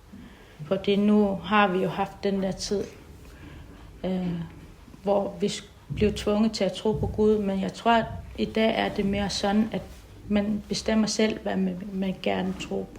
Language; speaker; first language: Danish; non-native, local second language; Kalaallisut